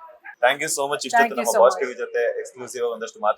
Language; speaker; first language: Kannada; native; Kannada